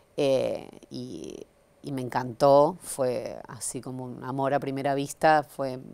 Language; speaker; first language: Spanish; native; Spanish